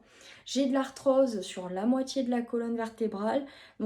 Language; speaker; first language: French; native; French